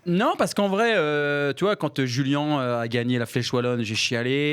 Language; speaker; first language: French; native; French